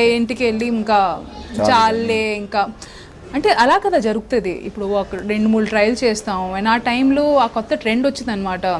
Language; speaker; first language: Telugu; non-native, local second language; Hindi